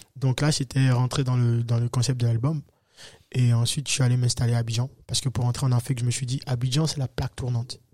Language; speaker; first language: French; native; French